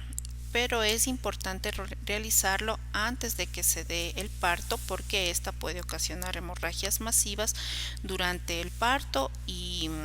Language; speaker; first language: Spanish; native; Spanish